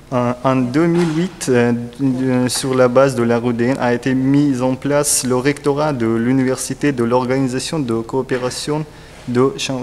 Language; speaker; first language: French; non-native, learner; Russian